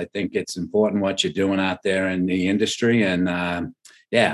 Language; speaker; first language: English; native; English